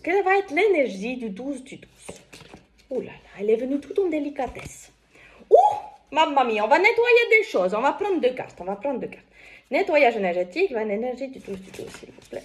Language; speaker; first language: French; native; French